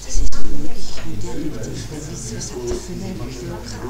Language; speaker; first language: German; native; German